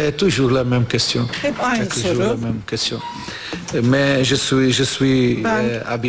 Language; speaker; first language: French; non-native, fluent; Portuguese